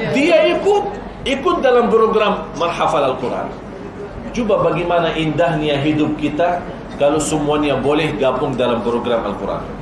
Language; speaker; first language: Malay; non-native, fluent; Arabic